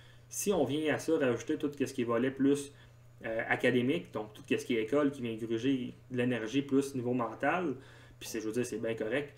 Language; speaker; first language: French; native; French